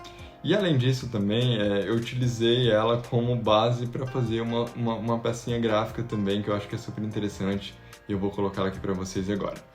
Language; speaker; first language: Portuguese; native; Portuguese